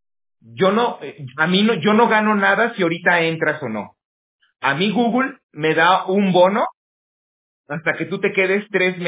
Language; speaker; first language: Spanish; native; Spanish